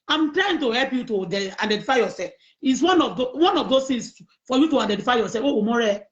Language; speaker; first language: English; non-native, local second language; Yoruba